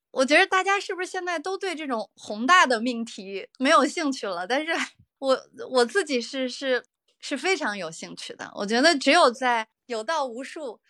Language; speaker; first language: Chinese; native; Chinese